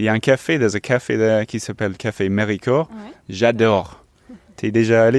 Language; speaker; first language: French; non-native, learner; English